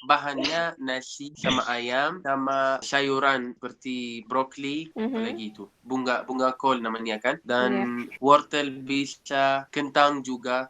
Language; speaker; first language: Indonesian; non-native, fluent; Arabic